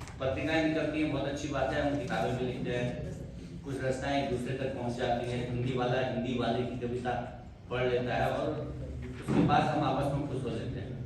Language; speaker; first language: Hindi; native; Hindi